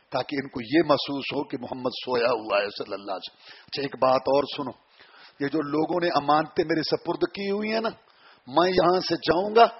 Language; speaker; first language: Urdu; non-native, local second language; Punjabi